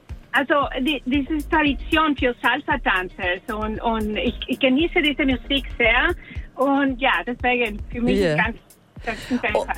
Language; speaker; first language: German; non-native, learner; Spanish